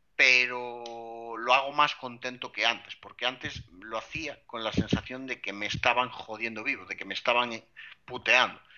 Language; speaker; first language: Spanish; native; Spanish